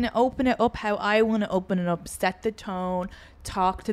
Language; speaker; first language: English; native; English